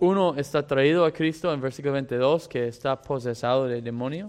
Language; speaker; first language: Spanish; non-native, fluent; English